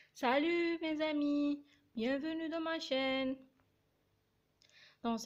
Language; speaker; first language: French; non-native, local second language; Arabic